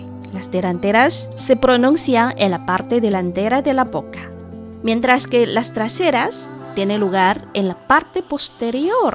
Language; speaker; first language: Spanish; non-native, fluent; Chinese